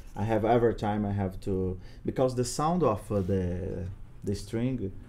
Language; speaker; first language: English; non-native, learner; Portuguese